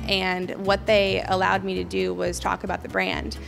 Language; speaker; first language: English; native; English